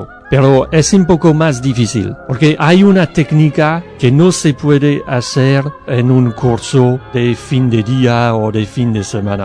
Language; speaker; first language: Spanish; non-native, learner; French